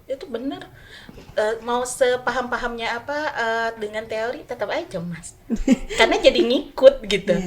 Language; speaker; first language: Indonesian; non-native, local second language; Sundanese